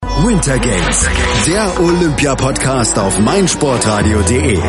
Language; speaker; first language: German; native; German